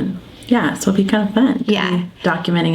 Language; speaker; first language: English; native; English